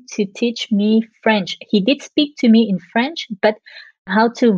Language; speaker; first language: English; non-native, fluent; French